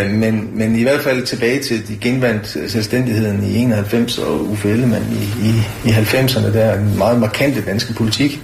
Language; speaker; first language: Danish; native; Danish